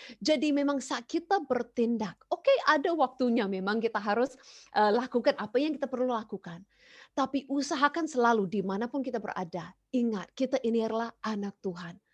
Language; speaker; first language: Indonesian; non-native, fluent; English